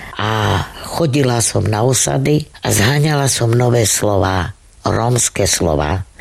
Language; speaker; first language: Slovak; non-native, local second language; Romany